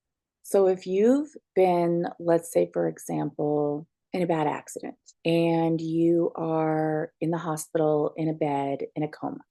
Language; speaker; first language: English; native; English